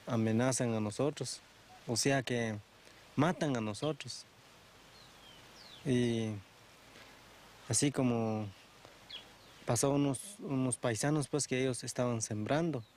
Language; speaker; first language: Spanish; non-native, local second language; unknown